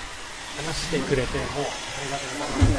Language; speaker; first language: Japanese; non-native, learner; English